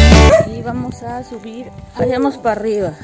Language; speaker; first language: Spanish; native; Spanish